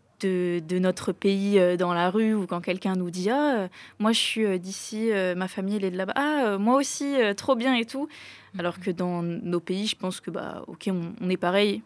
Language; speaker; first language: French; early bilingual, other home language; Arabic